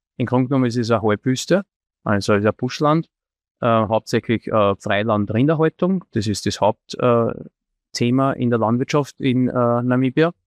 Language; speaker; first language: German; native; German